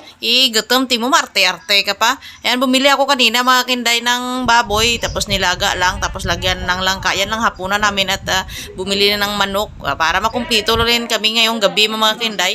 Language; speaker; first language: Filipino; non-native, local second language; Cebuano